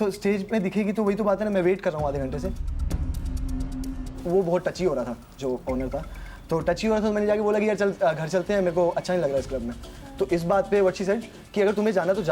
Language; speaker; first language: Hindi; native; Hindi